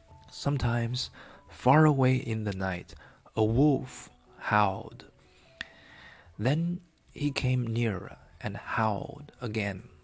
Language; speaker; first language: English; non-native, fluent; Chinese